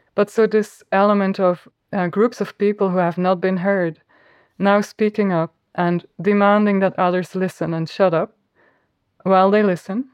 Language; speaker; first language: English; non-native, fluent; Dutch